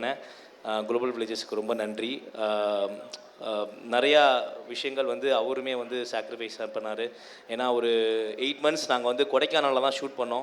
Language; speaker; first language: Tamil; native; Tamil